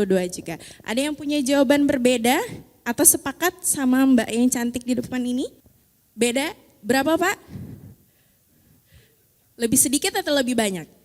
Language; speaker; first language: Indonesian; native; Indonesian